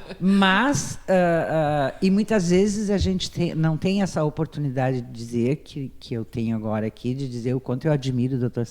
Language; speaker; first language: Portuguese; native; Portuguese